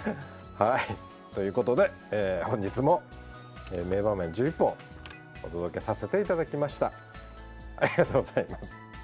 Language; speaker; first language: Japanese; native; Japanese